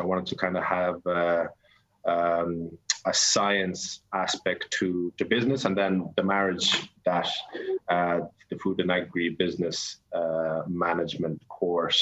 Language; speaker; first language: English; native; English